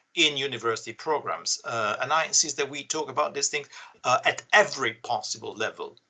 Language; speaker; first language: English; non-native, fluent; Italian